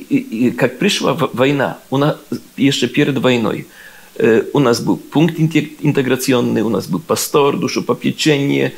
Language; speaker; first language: Russian; non-native, learner; Polish